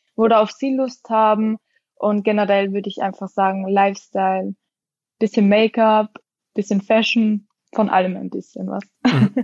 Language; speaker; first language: German; native; German